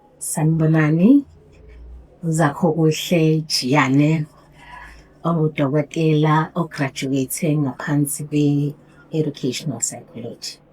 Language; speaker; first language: Zulu; native; Zulu